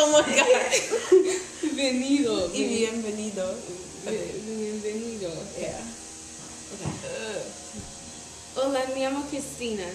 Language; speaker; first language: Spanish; non-native, learner; English